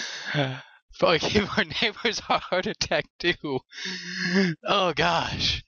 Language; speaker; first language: English; native; English